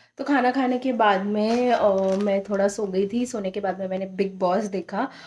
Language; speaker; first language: Hindi; native; Hindi